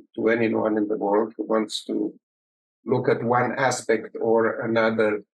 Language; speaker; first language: English; early bilingual, other home language; Romanian